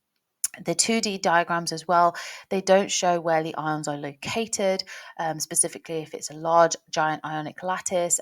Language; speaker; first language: English; native; English